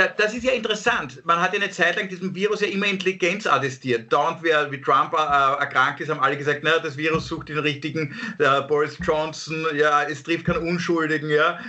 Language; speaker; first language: German; native; German